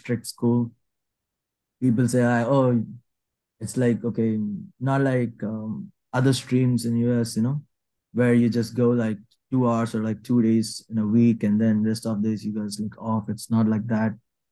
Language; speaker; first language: English; non-native, local second language; Telugu